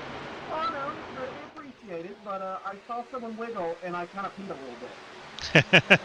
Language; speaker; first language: English; native; English